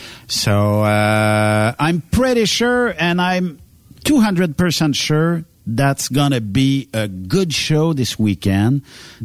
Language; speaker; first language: English; non-native, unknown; French